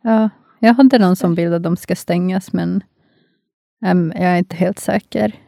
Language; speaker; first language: Swedish; non-native, local second language; Finnish